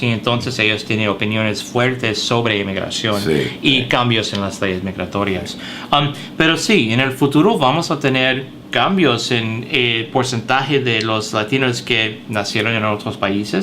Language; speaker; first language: Spanish; early bilingual, heritage; English